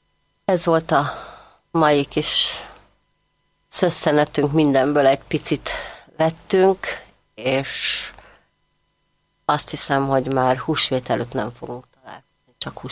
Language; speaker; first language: Hungarian; native; Hungarian